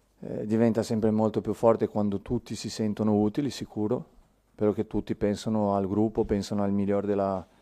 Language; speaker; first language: Italian; non-native, fluent; Portuguese